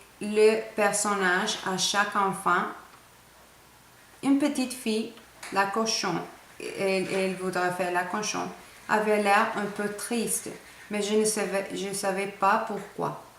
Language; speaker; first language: French; non-native, fluent; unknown